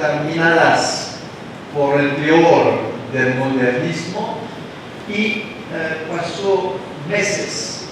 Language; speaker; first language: Spanish; non-native, learner; French